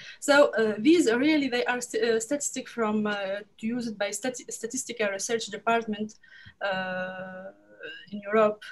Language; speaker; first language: English; non-native, learner; French